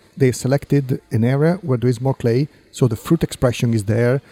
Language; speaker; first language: English; non-native, fluent; Italian